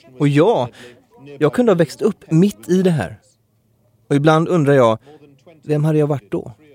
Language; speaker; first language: Swedish; native; Swedish